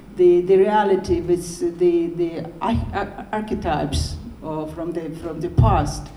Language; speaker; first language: English; non-native, learner; Russian